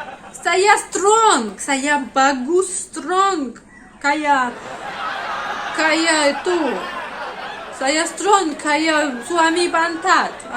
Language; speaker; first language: Indonesian; non-native, learner; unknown